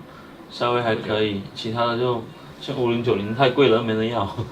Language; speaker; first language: Chinese; native; Chinese